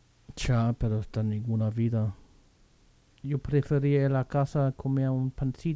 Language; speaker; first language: Spanish; non-native, fluent; German